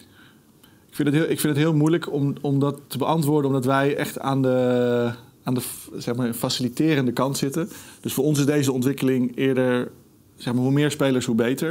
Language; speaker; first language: Dutch; native; Dutch